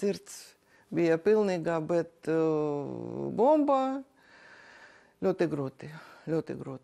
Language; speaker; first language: Latvian; non-native, learner; Ukrainian